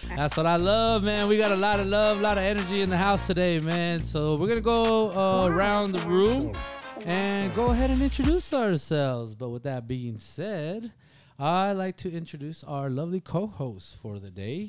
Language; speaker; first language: English; early bilingual, other home language; Spanish